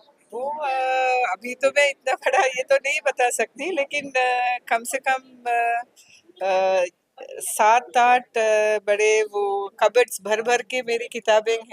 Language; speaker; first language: Hindi; non-native, fluent; Sinhala